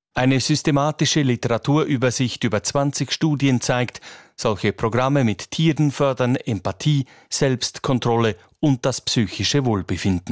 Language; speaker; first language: German; native; German